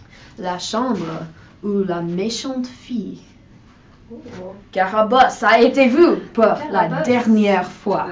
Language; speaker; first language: French; non-native, learner; English